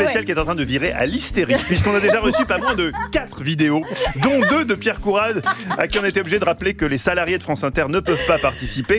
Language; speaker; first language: French; native; French